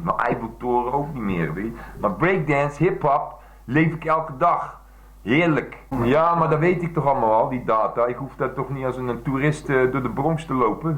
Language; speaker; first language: Dutch; native; Dutch